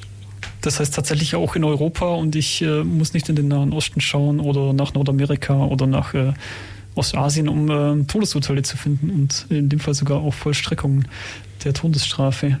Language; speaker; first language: German; native; German